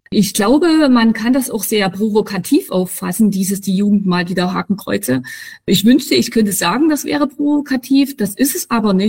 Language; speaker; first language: German; native; German